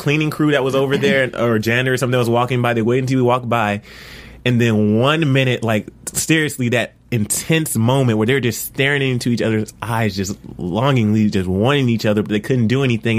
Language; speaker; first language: English; native; English